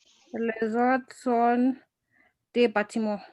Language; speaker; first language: French; non-native, learner; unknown